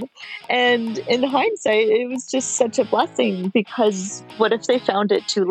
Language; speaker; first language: English; native; English